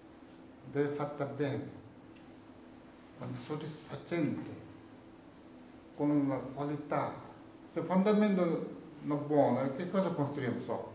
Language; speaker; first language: Italian; non-native, learner; Tibetan